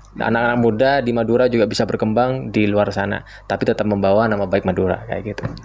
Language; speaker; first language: Indonesian; non-native, local second language; Madurese